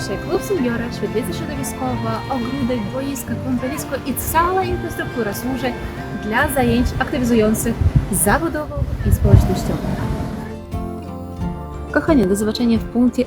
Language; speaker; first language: Polish; non-native, fluent; Russian